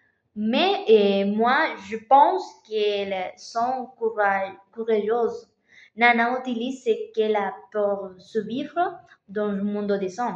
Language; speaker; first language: French; non-native, learner; Spanish